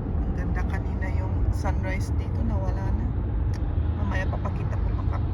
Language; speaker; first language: Filipino; early bilingual, heritage; Filipino